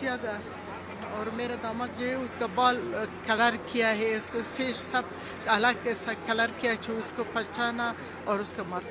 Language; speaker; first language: Hindi; non-native, learner; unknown